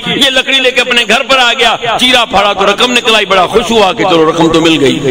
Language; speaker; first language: Urdu; non-native, local second language; Sindhi